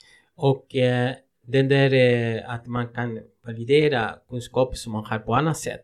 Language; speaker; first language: Swedish; non-native, fluent; Spanish